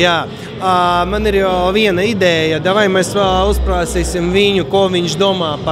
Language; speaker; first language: Latvian; non-native, local second language; Russian